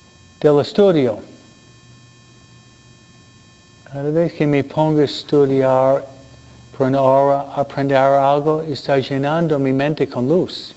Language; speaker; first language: Spanish; non-native, fluent; English